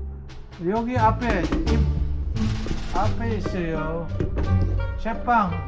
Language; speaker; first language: Korean; non-native, learner; Filipino